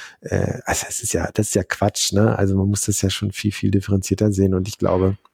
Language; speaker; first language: German; native; German